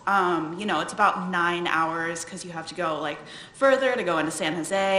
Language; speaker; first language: English; native; English